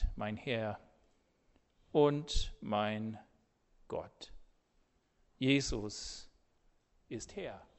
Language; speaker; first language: German; non-native, fluent; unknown